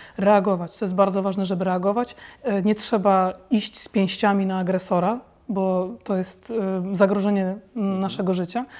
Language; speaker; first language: Polish; native; Polish